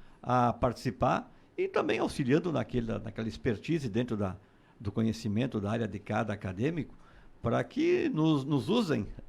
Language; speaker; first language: Portuguese; native; Portuguese